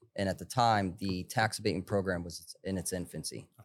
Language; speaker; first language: English; early bilingual, other home language; Hebrew